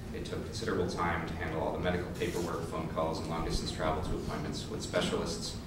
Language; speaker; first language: English; native; English